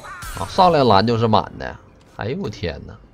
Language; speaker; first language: Chinese; native; Chinese